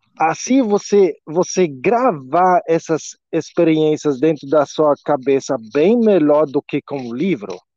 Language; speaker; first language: Portuguese; non-native, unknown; German